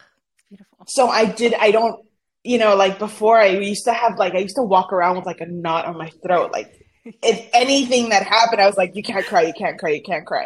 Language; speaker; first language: English; early bilingual, other home language; Spanish